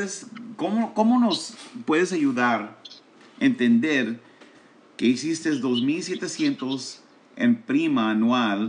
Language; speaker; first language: Spanish; early bilingual, heritage; Spanish